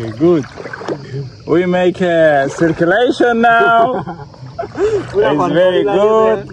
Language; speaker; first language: English; non-native, learner; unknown